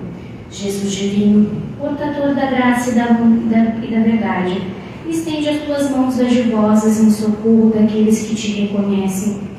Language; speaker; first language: Portuguese; native; Portuguese